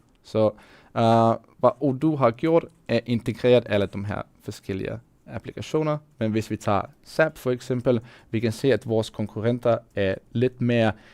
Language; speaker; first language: Danish; non-native, fluent; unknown